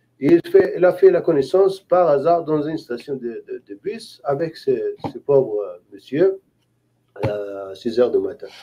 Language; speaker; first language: French; non-native, local second language; Haitian Creole